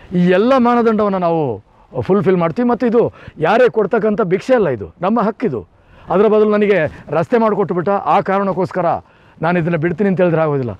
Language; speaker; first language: Kannada; non-native, local second language; Kodava